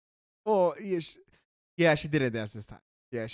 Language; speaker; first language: English; native; English